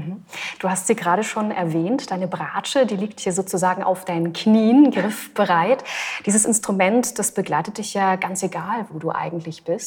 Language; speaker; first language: German; native; German